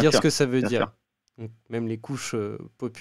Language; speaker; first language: French; native; French